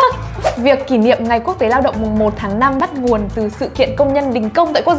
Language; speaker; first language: Vietnamese; native; Vietnamese